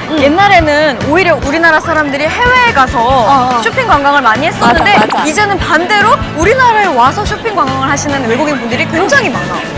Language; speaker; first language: Korean; native; Korean